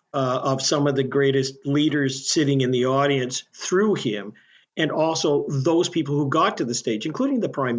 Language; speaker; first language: English; native; English